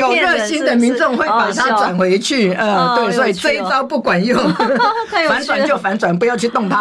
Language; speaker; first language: Chinese; native; Chinese